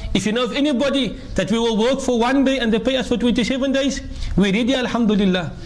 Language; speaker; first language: English; native; English